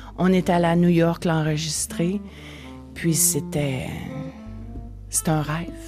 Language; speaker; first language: French; native; French